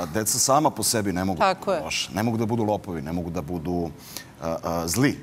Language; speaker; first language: Serbian; native; Serbian